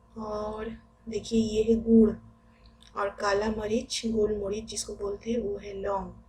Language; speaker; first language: Hindi; non-native, local second language; Bangla